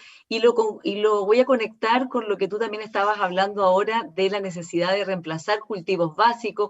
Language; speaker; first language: Spanish; native; Spanish